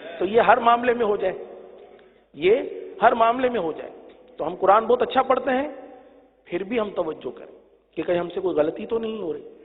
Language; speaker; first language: Urdu; native; Urdu